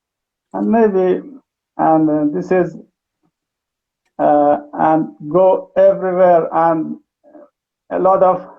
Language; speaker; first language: English; non-native, learner; Persian